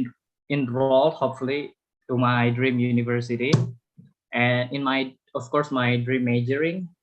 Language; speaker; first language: English; non-native, fluent; Indonesian